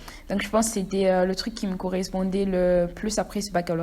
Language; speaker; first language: French; non-native, local second language; Wolof